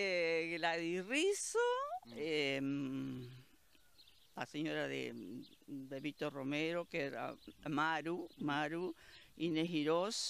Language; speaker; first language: Spanish; native; Spanish